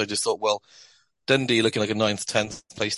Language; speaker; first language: English; native; English